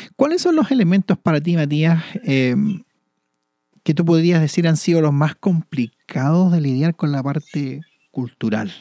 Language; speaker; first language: Spanish; native; Spanish